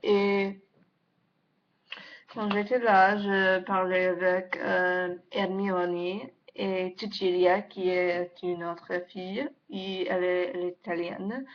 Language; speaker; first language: French; non-native, learner; English